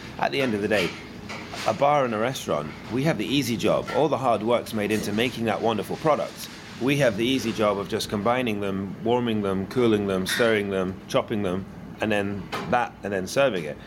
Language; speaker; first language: English; native; English